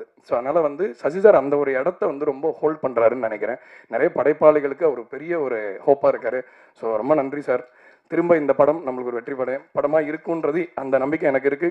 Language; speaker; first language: Tamil; native; Tamil